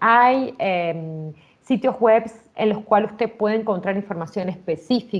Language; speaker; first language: Spanish; native; Spanish